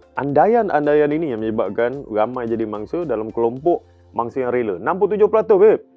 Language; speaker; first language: Malay; native; Malay